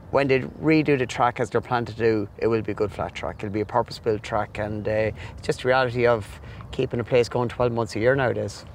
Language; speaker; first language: English; native; English